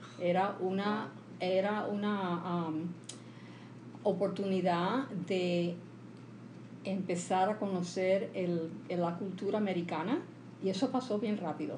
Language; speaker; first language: Spanish; early bilingual, heritage; Spanish